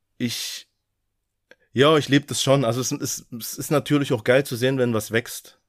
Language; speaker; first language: German; native; German